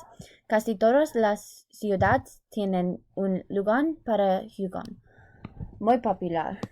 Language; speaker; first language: Spanish; non-native, learner; English